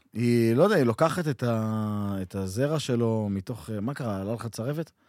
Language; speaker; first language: Hebrew; native; Hebrew